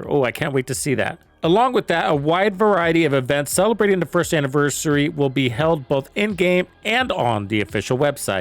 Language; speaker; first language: English; native; English